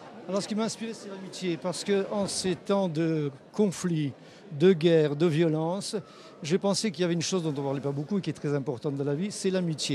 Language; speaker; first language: French; native; French